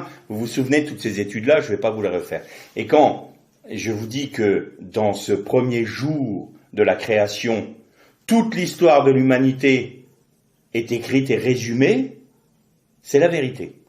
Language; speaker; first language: French; native; French